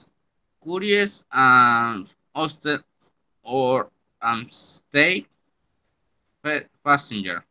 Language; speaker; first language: English; non-native, learner; Spanish